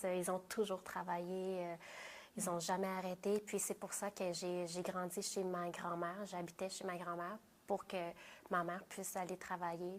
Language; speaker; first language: French; early bilingual, other home language; Vietnamese